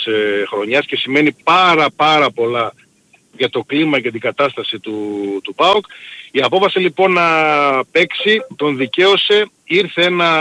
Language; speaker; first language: Greek; native; Greek